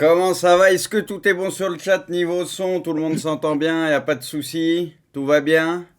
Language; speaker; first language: French; native; French